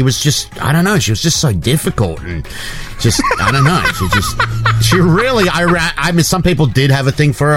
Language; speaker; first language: English; native; English